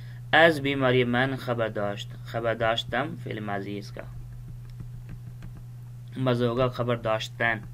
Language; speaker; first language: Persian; non-native, fluent; Urdu